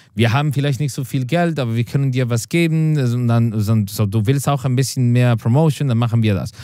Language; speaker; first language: German; non-native, learner; Spanish